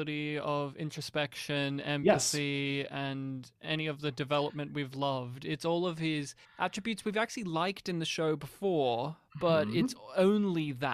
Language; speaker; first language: English; native; English